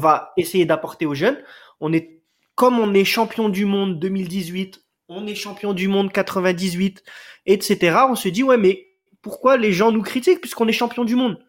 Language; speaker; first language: French; native; French